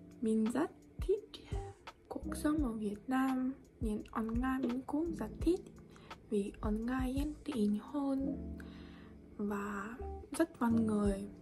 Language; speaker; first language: Vietnamese; non-native, learner; Russian